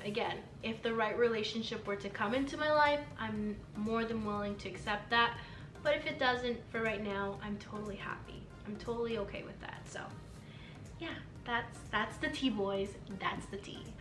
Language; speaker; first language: English; early bilingual, other home language; Spanish